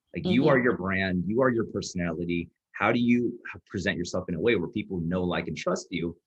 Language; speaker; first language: English; native; English